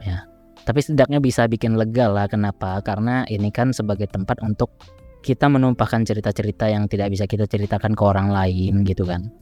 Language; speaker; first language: Indonesian; native; Indonesian